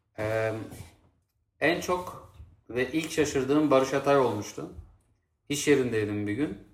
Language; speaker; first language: Turkish; native; Turkish